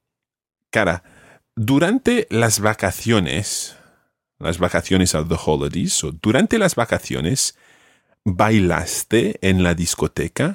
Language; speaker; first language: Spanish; non-native, fluent; English